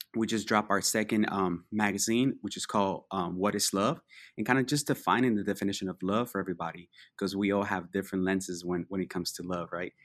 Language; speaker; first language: English; early bilingual, other home language; Spanish